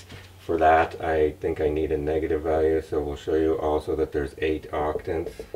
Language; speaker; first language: English; native; English